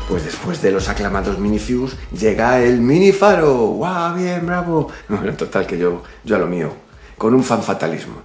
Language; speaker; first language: Spanish; native; Spanish